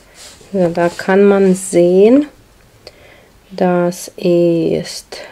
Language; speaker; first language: German; non-native, learner; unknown